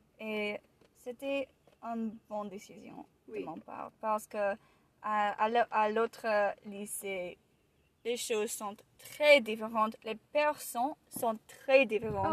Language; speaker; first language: French; non-native, learner; English